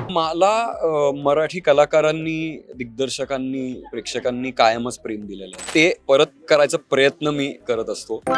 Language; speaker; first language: Marathi; non-native, local second language; Malayalam